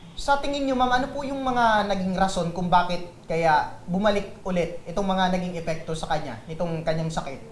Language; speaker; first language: Filipino; native; Filipino